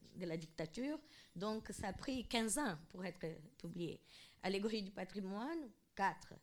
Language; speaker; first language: French; non-native, fluent; Portuguese